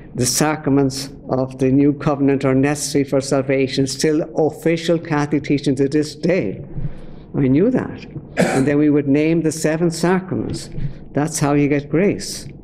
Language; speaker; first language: English; native; English